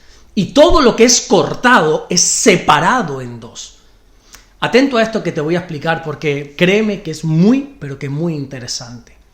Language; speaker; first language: Spanish; native; Spanish